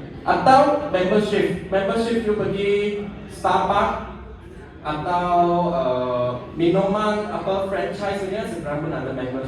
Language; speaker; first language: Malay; non-native, local second language; Chinese